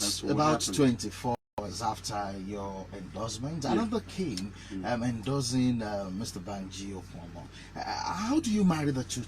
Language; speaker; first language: English; non-native, local second language; Yoruba